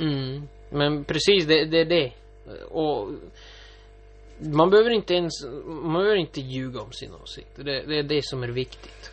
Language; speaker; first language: Swedish; non-native, local second language; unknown